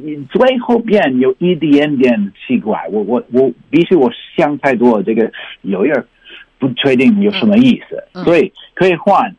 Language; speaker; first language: Chinese; non-native, learner; English